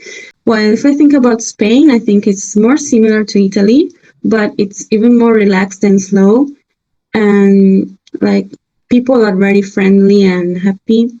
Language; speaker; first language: English; non-native, fluent; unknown